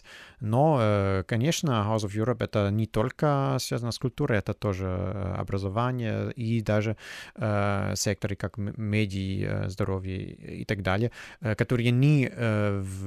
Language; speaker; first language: Russian; non-native, fluent; German